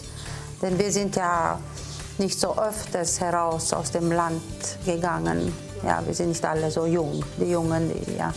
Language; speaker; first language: German; non-native, fluent; Romanian